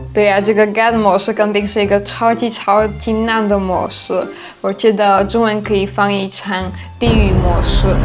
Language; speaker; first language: Chinese; non-native, fluent; Slovak